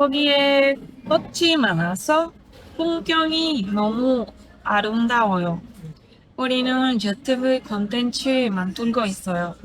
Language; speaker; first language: Korean; non-native, learner; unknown